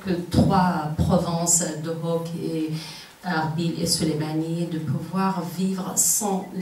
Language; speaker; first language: French; non-native, fluent; Kurdish